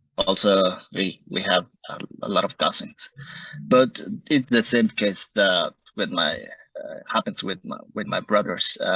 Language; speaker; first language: English; non-native, learner; Spanish